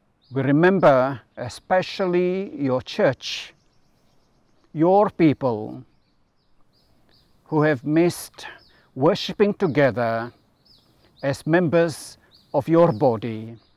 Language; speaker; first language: English; non-native, local second language; Iban